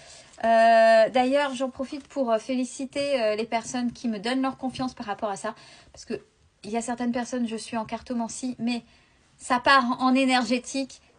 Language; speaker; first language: French; native; French